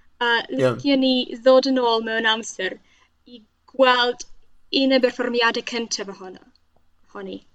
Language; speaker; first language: Welsh; non-native, fluent; Russian